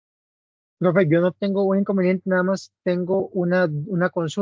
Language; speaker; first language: Spanish; native; Spanish